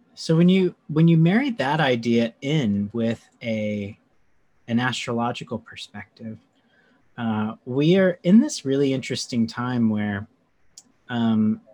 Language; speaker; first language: English; native; English